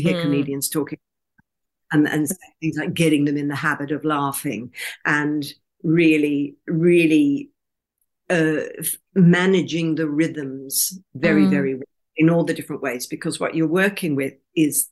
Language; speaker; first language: English; native; English